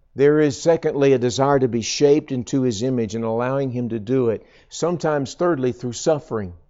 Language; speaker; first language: English; native; English